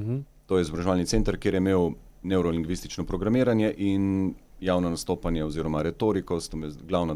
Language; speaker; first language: Slovenian; native; Slovenian